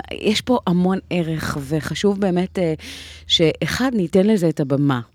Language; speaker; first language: Hebrew; native; Hebrew